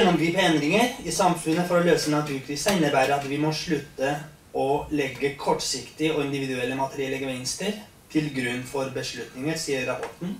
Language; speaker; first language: Norwegian; non-native, fluent; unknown